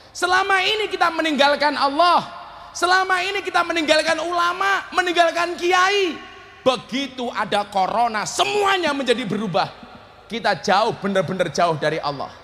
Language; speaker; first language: Indonesian; non-native, local second language; Javanese